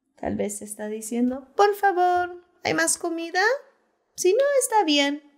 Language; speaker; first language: Spanish; early bilingual, heritage; Spanish